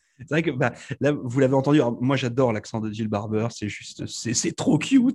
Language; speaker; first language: French; native; French